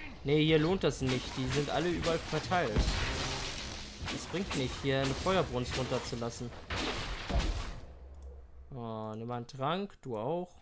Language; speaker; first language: German; native; German